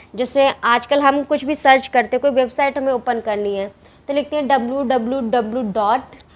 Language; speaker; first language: Hindi; native; Hindi